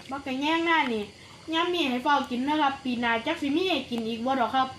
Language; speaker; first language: Thai; native; Thai